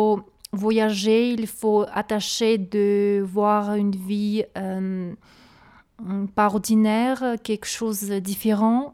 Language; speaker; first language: French; non-native, learner; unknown